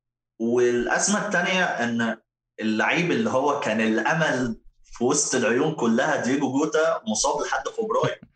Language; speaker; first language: Arabic; native; Arabic